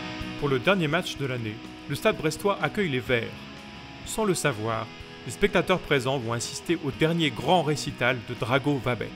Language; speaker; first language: French; native; French